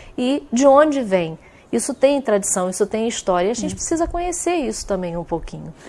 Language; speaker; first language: Portuguese; native; Portuguese